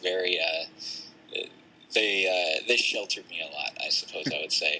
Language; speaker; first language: English; native; English